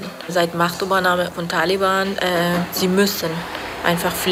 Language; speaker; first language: German; non-native, learner; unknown